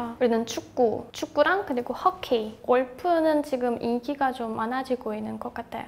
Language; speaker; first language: Korean; non-native, fluent; Russian